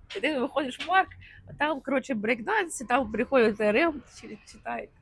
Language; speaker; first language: Ukrainian; native; Ukrainian